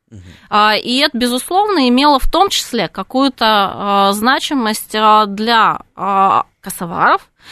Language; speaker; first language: Russian; native; Russian